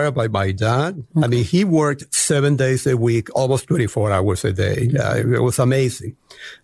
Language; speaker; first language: English; non-native, fluent; Spanish